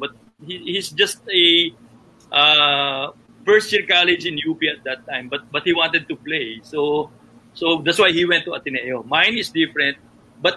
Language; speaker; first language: English; non-native, local second language; Filipino